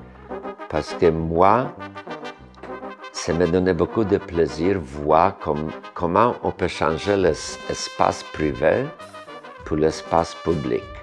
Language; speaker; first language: French; non-native, learner; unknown